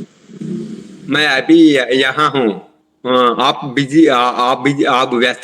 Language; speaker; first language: Hindi; non-native, learner; Telugu